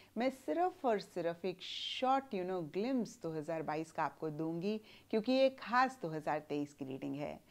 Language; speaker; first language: Hindi; native; Hindi